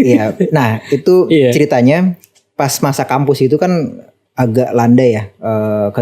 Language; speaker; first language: Indonesian; native; Indonesian